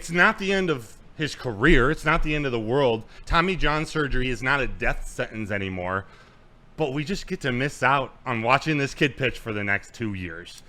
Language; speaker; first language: English; native; English